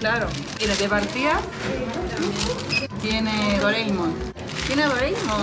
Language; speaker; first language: Spanish; native; Spanish